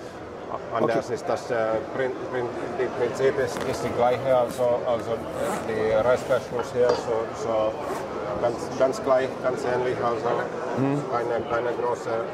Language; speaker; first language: German; non-native, fluent; Finnish